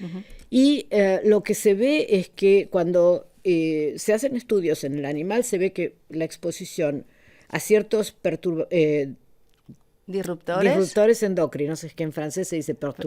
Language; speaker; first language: Spanish; native; Spanish